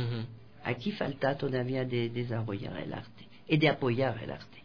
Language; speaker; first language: Spanish; non-native, fluent; French